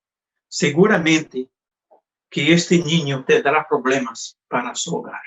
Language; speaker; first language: Spanish; non-native, fluent; Portuguese